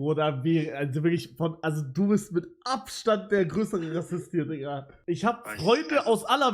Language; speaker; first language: German; native; German